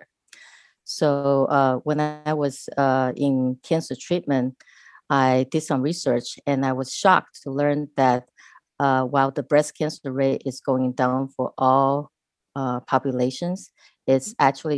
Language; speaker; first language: English; non-native, fluent; Chinese